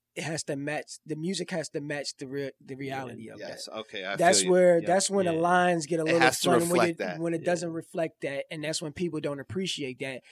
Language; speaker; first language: English; native; English